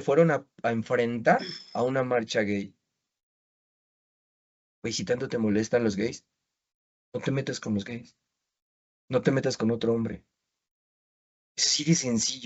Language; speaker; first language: Spanish; native; Spanish